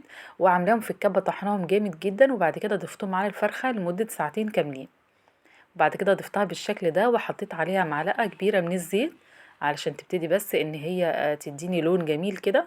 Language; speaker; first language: Arabic; native; Arabic